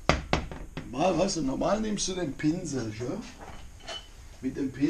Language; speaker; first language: German; non-native, fluent; Italian